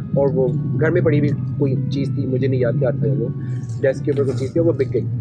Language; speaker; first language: Urdu; native; Urdu